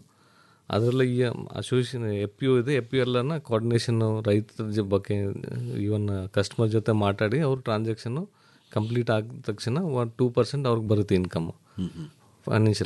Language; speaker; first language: Kannada; non-native, learner; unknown